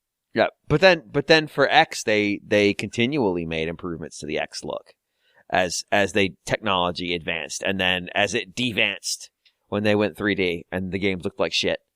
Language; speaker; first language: English; native; English